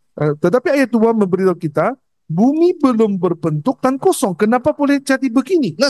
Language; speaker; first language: Malay; non-native, local second language; Chinese